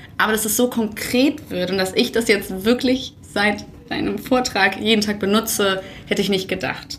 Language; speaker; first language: German; native; German